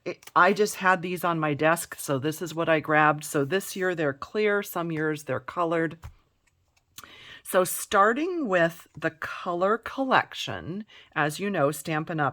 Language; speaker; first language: English; native; English